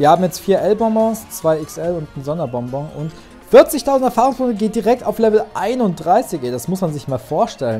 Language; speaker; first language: German; native; German